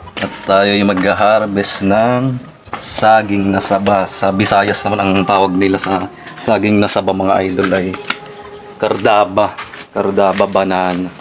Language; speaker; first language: Filipino; non-native, local second language; Bikol